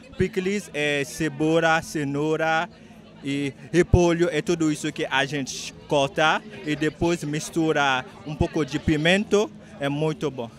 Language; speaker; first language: Portuguese; non-native, learner; Haitian Creole